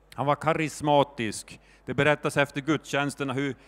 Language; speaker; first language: Swedish; native; Swedish